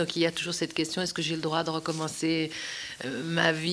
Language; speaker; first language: French; native; French